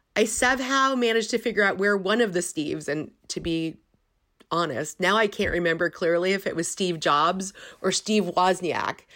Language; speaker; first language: English; native; English